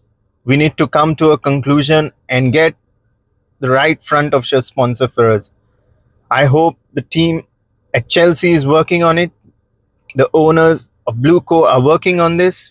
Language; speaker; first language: English; non-native, local second language; Konkani